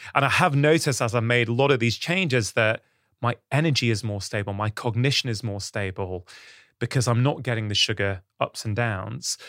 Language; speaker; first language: English; early bilingual, other home language; Hindi